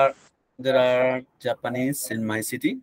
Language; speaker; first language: English; non-native, learner; Spanish